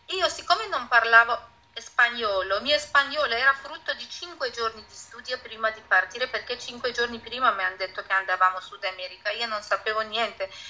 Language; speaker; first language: Italian; non-native, fluent; Persian